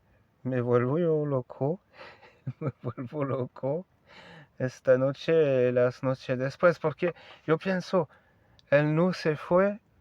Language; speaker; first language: Spanish; non-native, learner; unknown